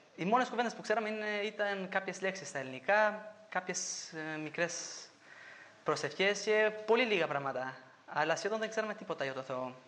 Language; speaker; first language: Greek; non-native, fluent; Albanian